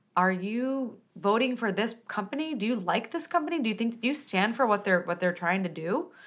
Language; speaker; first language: English; native; English